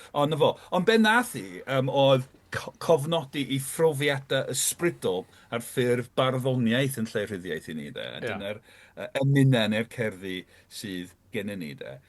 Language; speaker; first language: Welsh; non-native, fluent; English